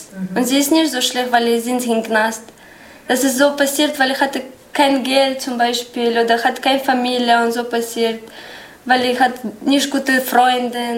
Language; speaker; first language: German; non-native, learner; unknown